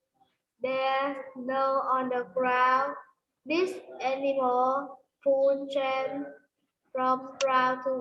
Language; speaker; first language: English; non-native, learner; Vietnamese